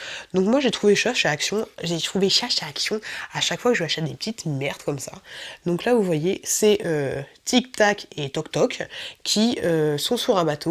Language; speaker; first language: French; native; French